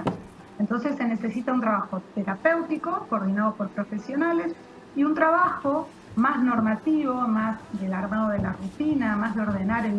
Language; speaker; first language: Spanish; native; Spanish